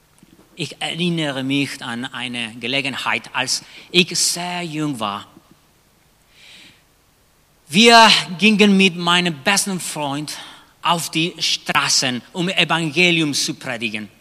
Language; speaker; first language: German; non-native, fluent; Spanish